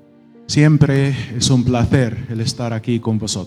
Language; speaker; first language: Spanish; non-native, fluent; Arabic